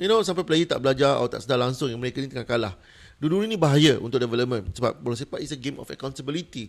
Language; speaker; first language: Malay; native; Malay